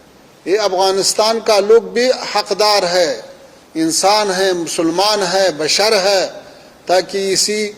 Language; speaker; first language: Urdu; non-native, fluent; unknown